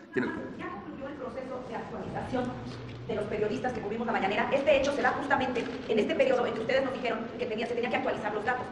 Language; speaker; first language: Spanish; native; Spanish